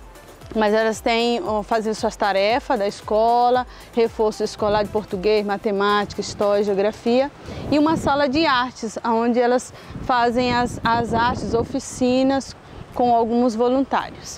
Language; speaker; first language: Portuguese; native; Portuguese